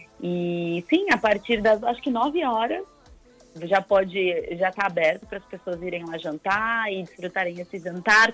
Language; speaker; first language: Portuguese; native; Portuguese